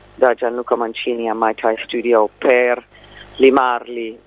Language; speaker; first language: Italian; non-native, fluent; English